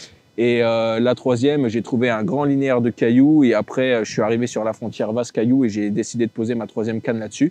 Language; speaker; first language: French; native; French